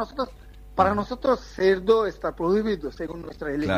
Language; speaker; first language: Spanish; non-native, fluent; Bangla